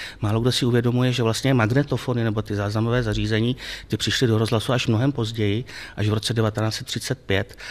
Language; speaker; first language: Czech; native; Czech